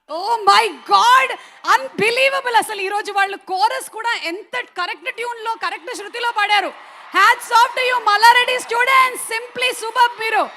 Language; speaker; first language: Telugu; native; Telugu